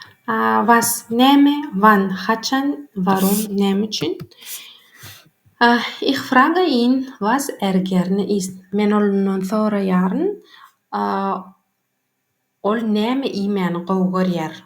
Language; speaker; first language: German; non-native, learner; Turkmen